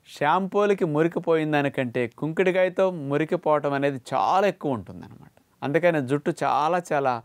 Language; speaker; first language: Telugu; native; Telugu